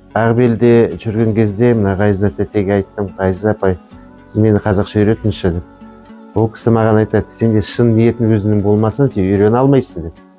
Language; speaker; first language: Kazakh; non-native, local second language; Chechen